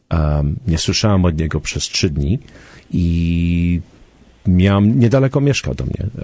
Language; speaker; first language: Polish; early bilingual, heritage; Polish